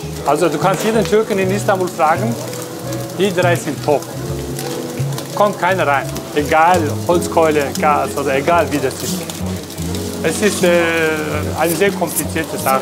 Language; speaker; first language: German; non-native, fluent; Turkish